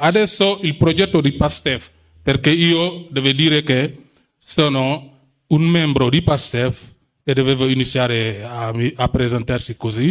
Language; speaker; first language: Italian; non-native, fluent; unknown